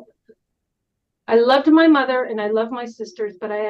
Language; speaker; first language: English; native; English